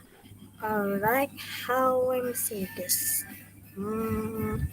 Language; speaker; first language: English; non-native, learner; Indonesian